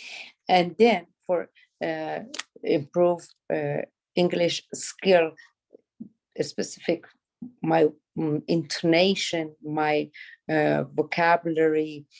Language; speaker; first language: English; non-native, learner; Persian